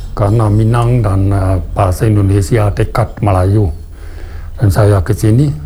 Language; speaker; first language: Indonesian; non-native, fluent; German